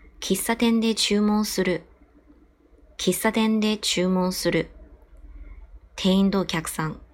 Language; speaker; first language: Japanese; non-native, fluent; Chinese